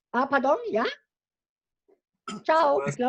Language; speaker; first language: Spanish; non-native, fluent; German